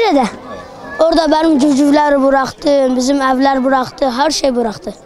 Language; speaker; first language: Turkish; non-native, learner; Arabic